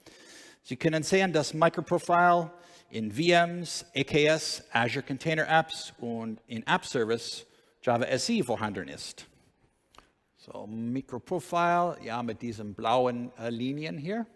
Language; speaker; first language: German; non-native, learner; English